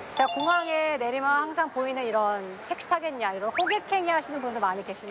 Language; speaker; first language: Korean; native; Korean